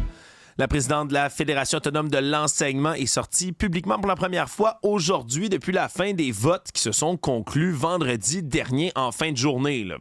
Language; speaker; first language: French; native; French